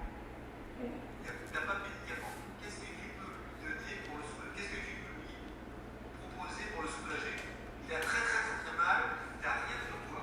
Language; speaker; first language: French; native; French